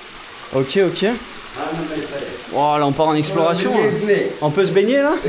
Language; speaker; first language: French; native; French